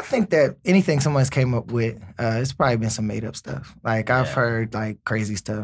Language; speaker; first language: English; native; English